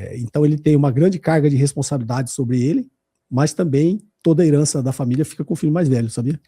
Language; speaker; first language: Portuguese; native; Portuguese